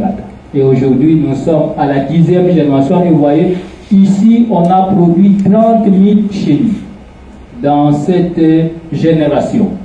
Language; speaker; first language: French; non-native, local second language; Kongo